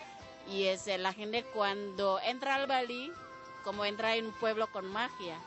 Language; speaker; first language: Spanish; non-native, learner; Indonesian